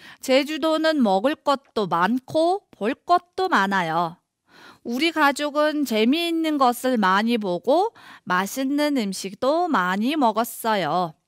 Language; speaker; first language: Korean; non-native, fluent; Mongolian